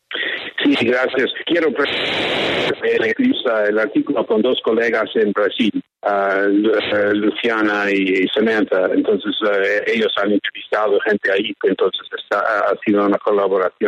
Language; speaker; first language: Spanish; early bilingual, heritage; English